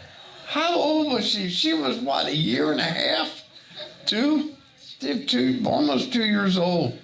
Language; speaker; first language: English; native; English